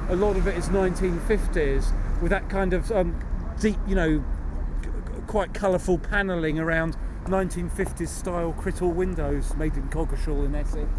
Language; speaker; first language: English; native; English